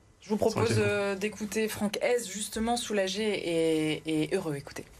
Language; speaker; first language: French; native; French